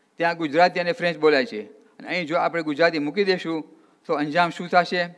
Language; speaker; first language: Gujarati; early bilingual, heritage; Gujarati